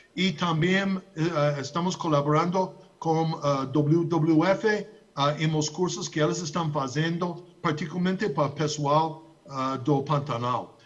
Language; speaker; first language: Portuguese; non-native, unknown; English